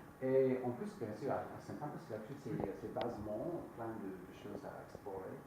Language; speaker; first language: French; non-native, fluent; English